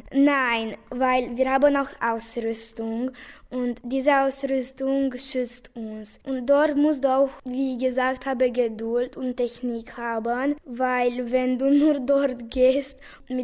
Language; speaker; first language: German; non-native, local second language; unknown